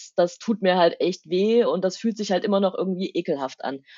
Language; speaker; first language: German; native; German